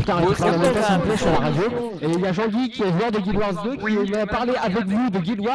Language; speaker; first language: French; native; French